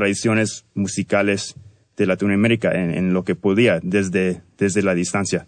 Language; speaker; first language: Spanish; early bilingual, heritage; Spanish